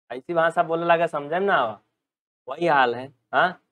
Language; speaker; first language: Hindi; native; Hindi